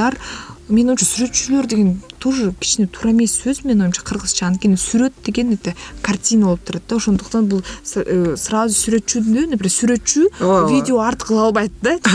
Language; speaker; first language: Kyrgyz; non-native, local second language; Russian